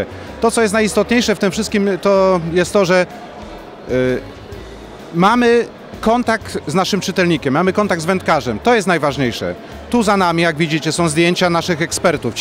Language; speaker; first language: Polish; native; Polish